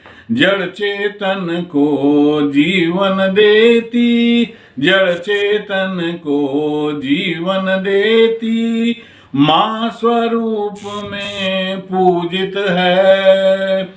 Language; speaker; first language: Hindi; native; Hindi